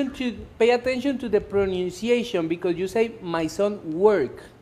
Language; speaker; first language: English; non-native, local second language; Spanish